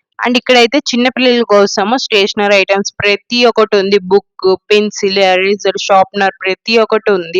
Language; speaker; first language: Telugu; non-native, local second language; Tamil